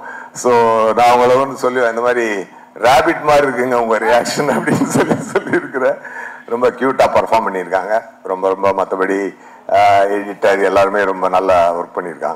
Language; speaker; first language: Tamil; native; Tamil